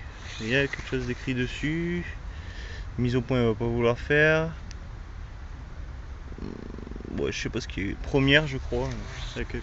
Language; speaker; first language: French; native; French